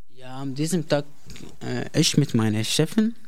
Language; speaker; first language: German; non-native, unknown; Arabic